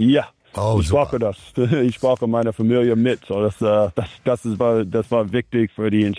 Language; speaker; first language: German; non-native, learner; English